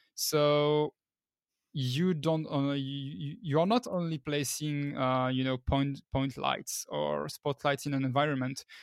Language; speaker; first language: English; non-native, fluent; French